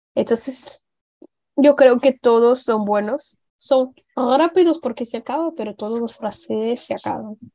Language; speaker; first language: Spanish; non-native, fluent; Portuguese